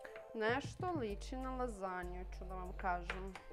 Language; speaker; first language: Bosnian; non-native, learner; Russian